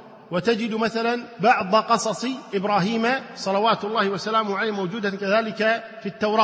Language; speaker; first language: Arabic; native; Arabic